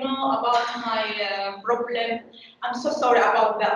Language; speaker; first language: English; non-native, learner; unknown